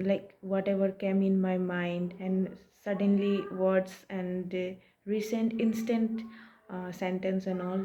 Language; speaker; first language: English; non-native, learner; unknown